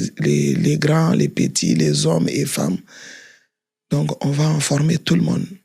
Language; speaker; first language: French; non-native, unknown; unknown